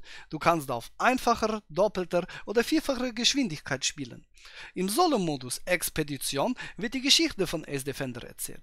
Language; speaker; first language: German; native; German